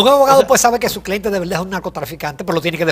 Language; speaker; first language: Spanish; native; Spanish